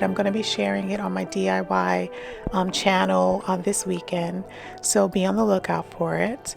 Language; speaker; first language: English; native; English